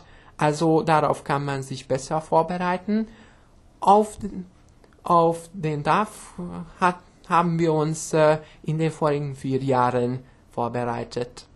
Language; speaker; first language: German; non-native, local second language; Hungarian